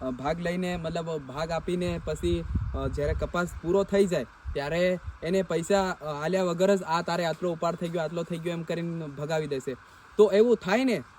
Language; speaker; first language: Gujarati; non-native, local second language; Bhili